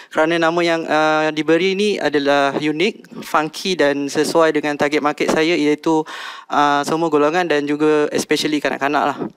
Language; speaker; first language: Malay; native; Malay